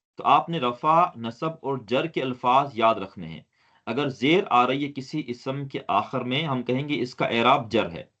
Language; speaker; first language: Urdu; non-native, local second language; Sindhi